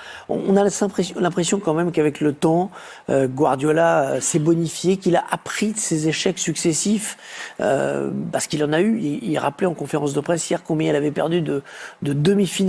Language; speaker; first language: French; native; French